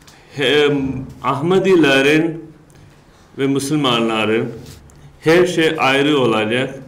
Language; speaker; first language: Turkish; non-native, learner; Urdu